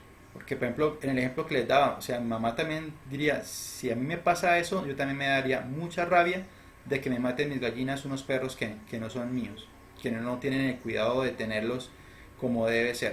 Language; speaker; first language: Spanish; native; Spanish